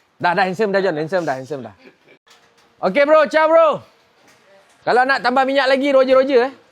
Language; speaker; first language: Malay; native; Malay